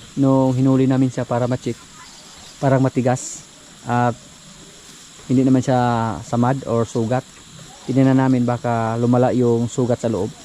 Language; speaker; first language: Filipino; non-native, local second language; Cebuano